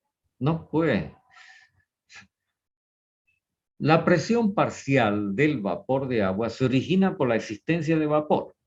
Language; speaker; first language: Spanish; native; Spanish